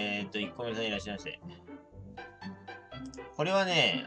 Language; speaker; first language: Japanese; native; Japanese